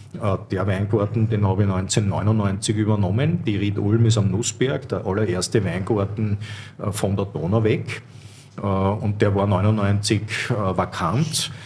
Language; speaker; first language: German; native; German